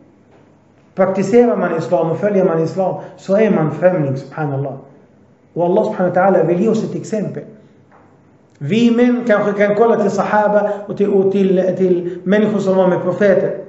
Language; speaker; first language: Swedish; early bilingual, other home language; Arabic